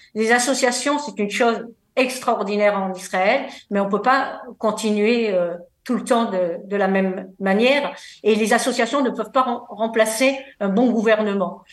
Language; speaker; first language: French; native; French